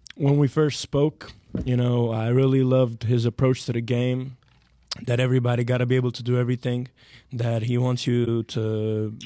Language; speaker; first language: English; non-native, fluent; Serbian